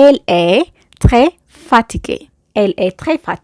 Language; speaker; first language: French; non-native, fluent; Amharic